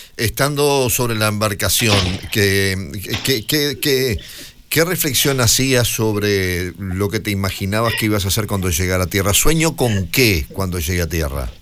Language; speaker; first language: Spanish; native; Spanish